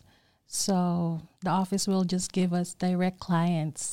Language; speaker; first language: English; non-native, local second language; Filipino